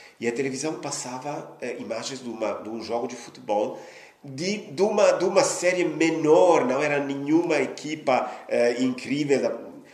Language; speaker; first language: Portuguese; non-native, fluent; Italian